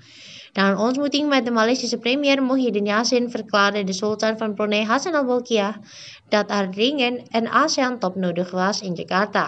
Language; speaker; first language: Dutch; non-native, fluent; Indonesian